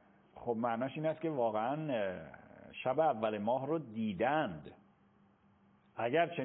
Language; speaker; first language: Persian; native; Persian